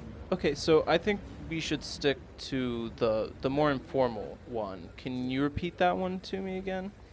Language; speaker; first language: English; native; English